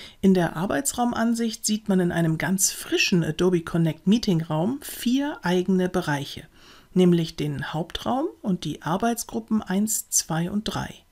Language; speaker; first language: German; native; German